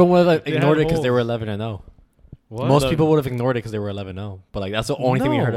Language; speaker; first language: English; native; English